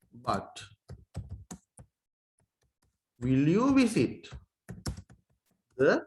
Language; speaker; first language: English; non-native, local second language; Sinhala